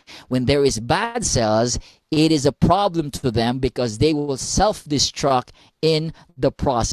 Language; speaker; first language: English; non-native, local second language; Filipino